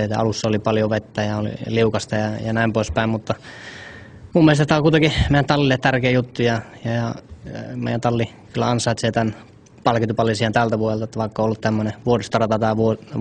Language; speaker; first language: Finnish; native; Finnish